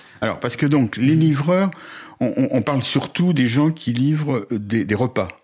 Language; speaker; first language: French; native; French